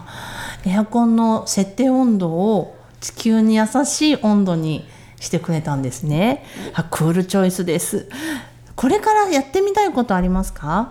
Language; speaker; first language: Japanese; native; Japanese